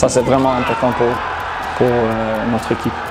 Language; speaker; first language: French; non-native, learner; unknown